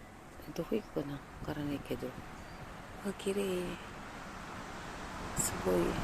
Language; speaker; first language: Japanese; non-native, learner; Filipino